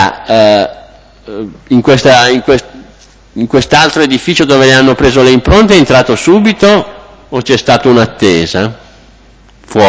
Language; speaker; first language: Italian; native; Italian